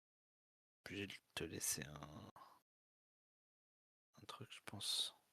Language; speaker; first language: French; native; French